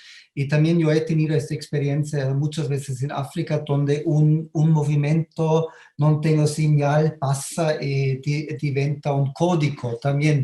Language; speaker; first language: Spanish; non-native, fluent; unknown